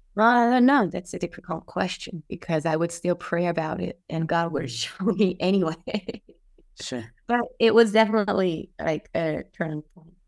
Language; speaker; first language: English; non-native, fluent; Japanese